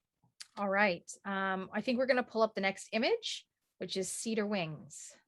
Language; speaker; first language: English; native; English